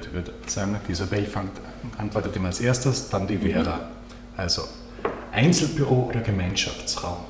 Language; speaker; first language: German; native; German